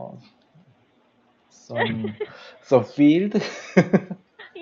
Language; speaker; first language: English; non-native, learner; Korean